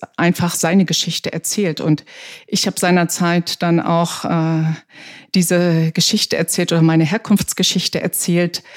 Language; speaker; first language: German; native; German